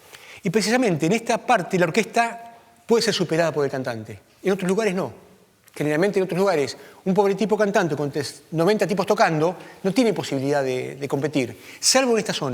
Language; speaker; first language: Spanish; native; Spanish